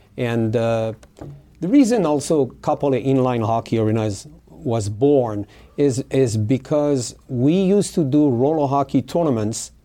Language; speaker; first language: English; non-native, fluent; French